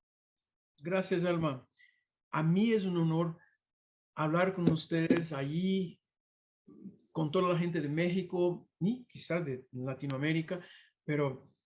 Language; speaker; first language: Spanish; non-native, fluent; Portuguese